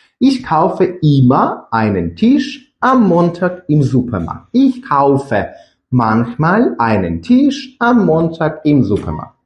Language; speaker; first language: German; non-native, fluent; Ukrainian